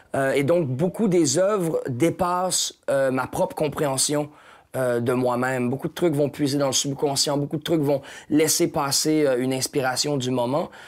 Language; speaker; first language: French; native; French